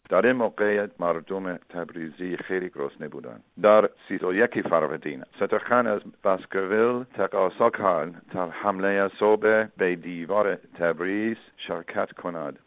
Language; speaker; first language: Persian; non-native, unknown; English